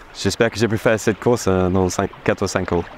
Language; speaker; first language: French; non-native, fluent; English